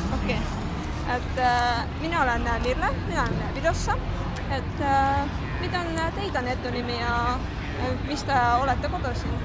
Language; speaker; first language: Finnish; non-native, learner; Estonian